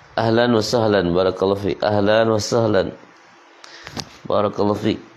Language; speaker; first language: Arabic; non-native, fluent; Indonesian